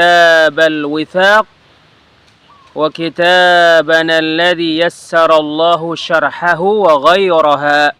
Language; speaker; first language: Arabic; non-native, fluent; Indonesian